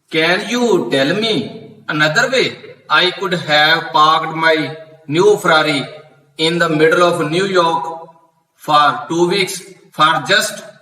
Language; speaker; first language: English; non-native, local second language; Punjabi